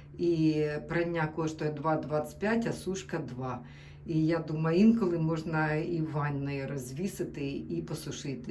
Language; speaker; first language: Ukrainian; non-native, local second language; Russian